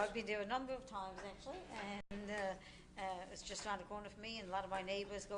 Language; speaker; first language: English; native; English